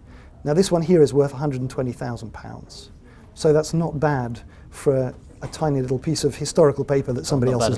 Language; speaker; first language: English; native; English